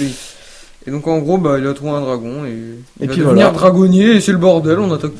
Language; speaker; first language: French; native; French